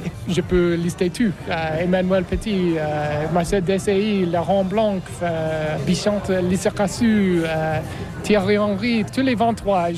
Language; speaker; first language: French; non-native, fluent; English